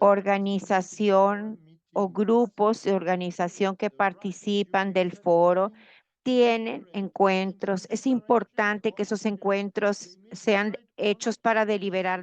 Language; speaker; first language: Spanish; non-native, fluent; Portuguese